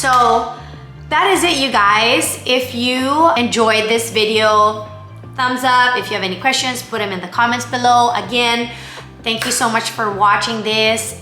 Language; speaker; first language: English; non-native, local second language; Filipino